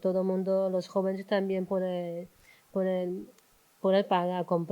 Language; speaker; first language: Spanish; non-native, learner; Chinese